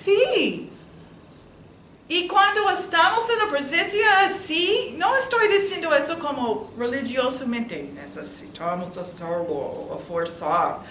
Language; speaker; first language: Spanish; non-native, learner; English